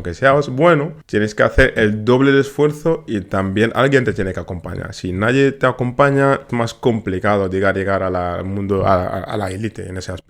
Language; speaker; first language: Spanish; non-native, fluent; Wolof